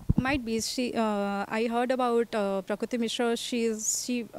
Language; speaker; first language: English; non-native, local second language; Odia